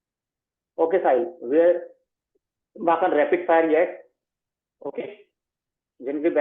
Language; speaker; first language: German; non-native, fluent; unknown